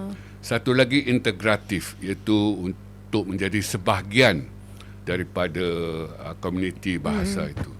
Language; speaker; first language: Malay; native; Malay